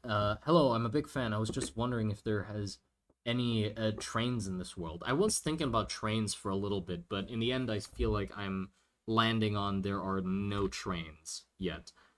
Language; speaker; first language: English; early bilingual, other home language; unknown